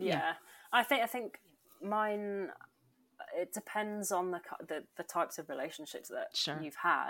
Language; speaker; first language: English; native; English